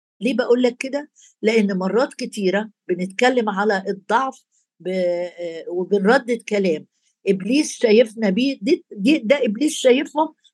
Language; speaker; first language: Arabic; native; Arabic